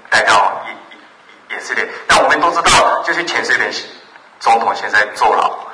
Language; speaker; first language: Chinese; non-native, fluent; Japanese